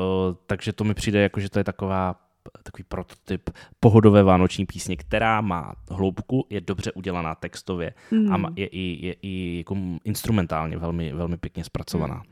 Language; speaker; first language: Czech; native; Czech